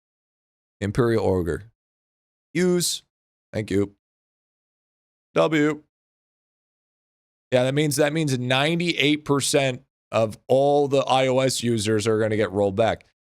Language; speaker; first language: English; native; English